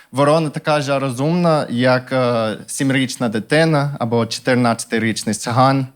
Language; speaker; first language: Ukrainian; non-native, fluent; English